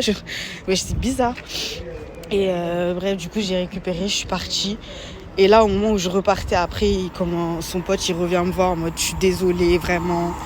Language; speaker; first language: French; native; French